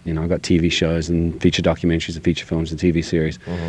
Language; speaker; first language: English; native; English